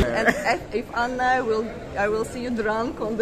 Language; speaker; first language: English; non-native, fluent; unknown